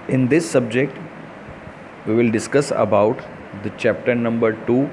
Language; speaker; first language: English; non-native, local second language; Gujarati